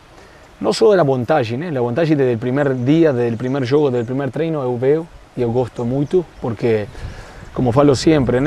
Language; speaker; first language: Portuguese; non-native, fluent; Spanish